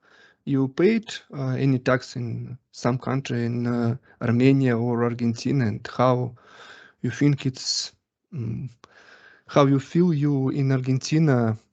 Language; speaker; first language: English; non-native, learner; Russian